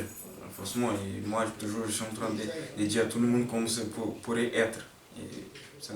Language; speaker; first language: French; non-native, fluent; Portuguese